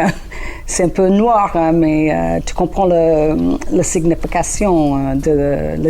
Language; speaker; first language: French; non-native, learner; English